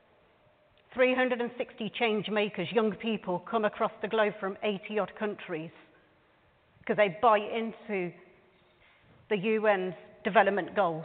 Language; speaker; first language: English; native; English